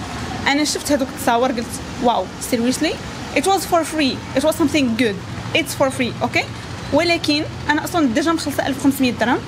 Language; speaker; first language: Arabic; native; Arabic